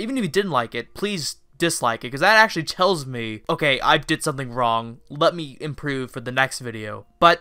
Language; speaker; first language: English; native; English